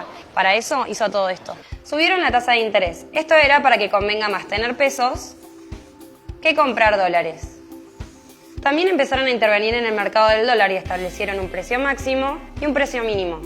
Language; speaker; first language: Spanish; native; Spanish